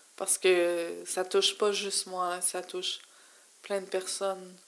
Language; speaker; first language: French; native; French